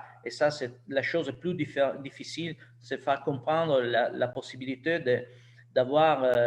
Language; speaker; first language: French; non-native, learner; Italian